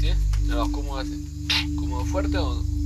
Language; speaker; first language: Spanish; non-native, learner; French